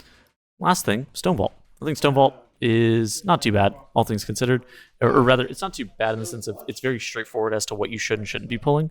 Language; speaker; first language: English; native; English